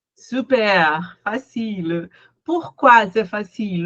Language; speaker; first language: French; non-native, fluent; Portuguese